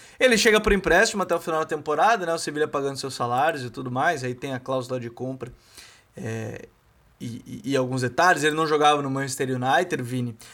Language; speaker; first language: Portuguese; native; Portuguese